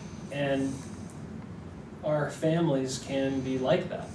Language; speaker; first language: English; native; English